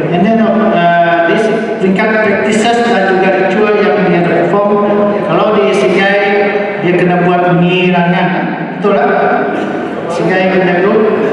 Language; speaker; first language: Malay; non-native, local second language; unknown